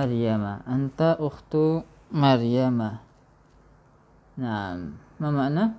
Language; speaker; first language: Arabic; non-native, fluent; Indonesian